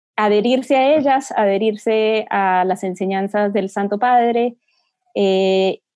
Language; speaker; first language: Spanish; native; Spanish